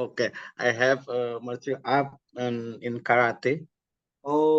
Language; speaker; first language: English; non-native, learner; Indonesian